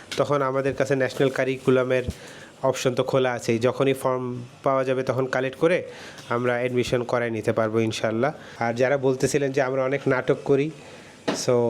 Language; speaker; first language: Bangla; early bilingual, heritage; Bangla